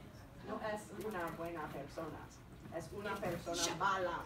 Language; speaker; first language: Spanish; non-native, fluent; English